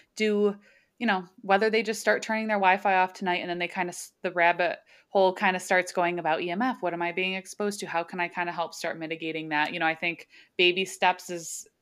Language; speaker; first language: English; early bilingual, other home language; Slovak